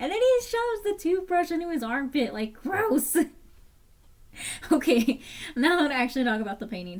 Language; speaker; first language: English; native; English